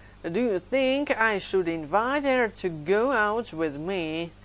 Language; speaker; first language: English; non-native, fluent; Ukrainian